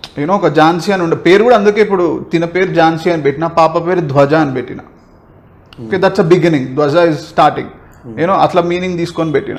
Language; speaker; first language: Telugu; native; Telugu